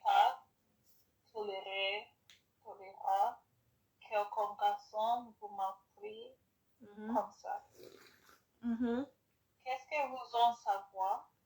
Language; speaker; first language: French; non-native, learner; English